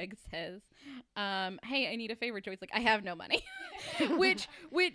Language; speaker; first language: English; native; English